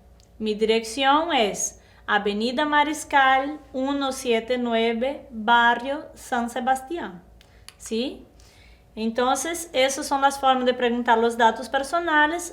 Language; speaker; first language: Spanish; non-native, fluent; Portuguese